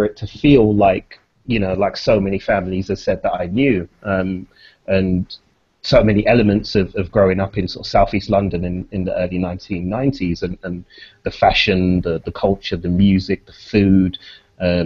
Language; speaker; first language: English; native; English